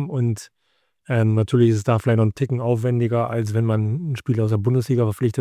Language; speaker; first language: German; native; German